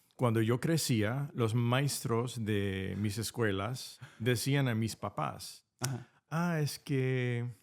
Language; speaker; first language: Spanish; non-native, fluent; English